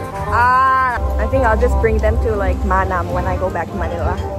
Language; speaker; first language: English; non-native, local second language; Korean